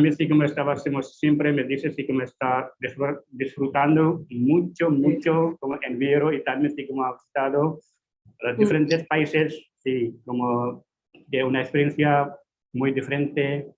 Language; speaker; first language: Spanish; non-native, fluent; Hindi